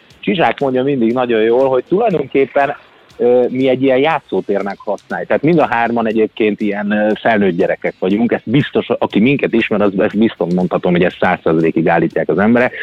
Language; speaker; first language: Hungarian; native; Hungarian